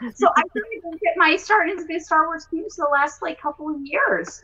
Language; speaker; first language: English; native; English